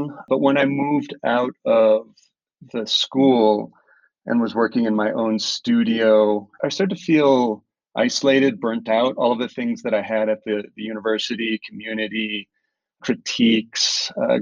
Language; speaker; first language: English; native; English